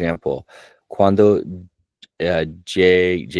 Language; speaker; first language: Spanish; non-native, learner; English